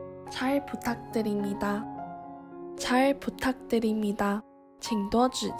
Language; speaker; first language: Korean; non-native, fluent; Chinese